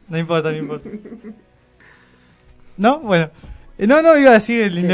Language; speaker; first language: Spanish; native; Spanish